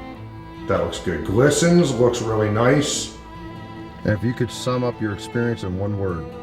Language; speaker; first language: English; native; English